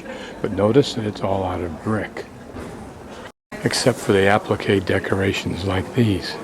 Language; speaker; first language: English; native; English